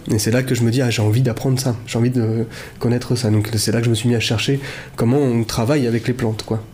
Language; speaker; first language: French; native; French